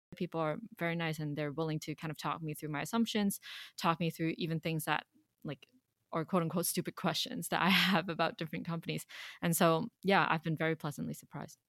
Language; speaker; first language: English; non-native, local second language; Cantonese